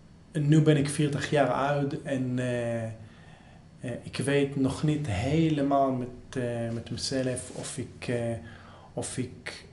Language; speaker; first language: Dutch; non-native, fluent; Hebrew